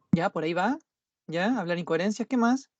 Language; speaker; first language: Spanish; native; Spanish